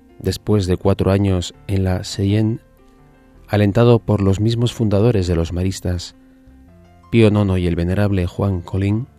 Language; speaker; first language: Spanish; native; Spanish